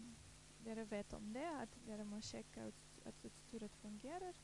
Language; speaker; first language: Norwegian; non-native, fluent; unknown